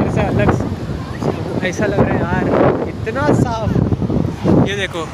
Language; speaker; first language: Hindi; native; Hindi